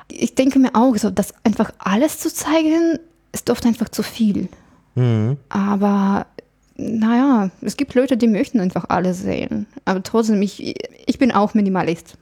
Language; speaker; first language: German; non-native, fluent; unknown